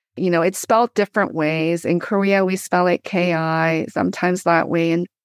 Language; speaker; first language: English; native; English